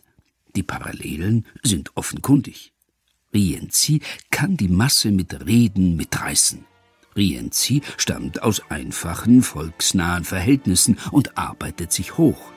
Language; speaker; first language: German; native; German